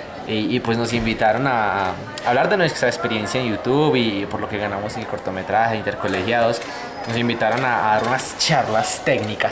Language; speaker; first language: Spanish; native; Spanish